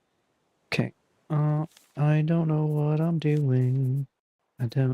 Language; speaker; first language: English; native; English